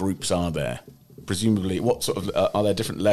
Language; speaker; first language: English; native; English